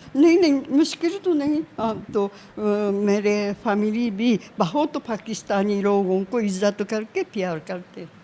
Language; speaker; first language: Urdu; non-native, learner; Japanese